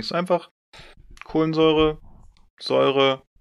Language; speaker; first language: German; native; German